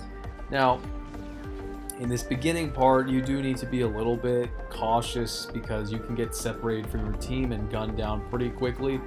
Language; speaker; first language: English; native; English